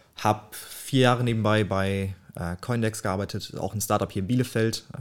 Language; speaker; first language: German; early bilingual, other home language; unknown